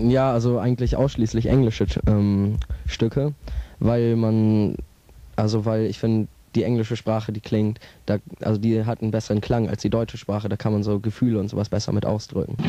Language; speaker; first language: German; native; German